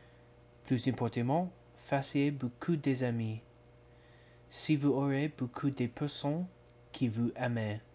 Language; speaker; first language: French; non-native, learner; English